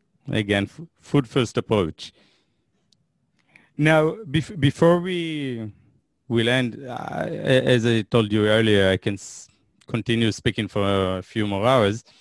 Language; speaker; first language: English; non-native, fluent; Hebrew